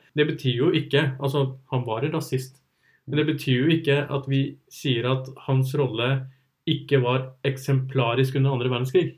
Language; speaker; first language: Norwegian; early bilingual, other home language; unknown